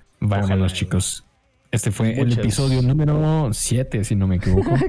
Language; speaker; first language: Spanish; native; Spanish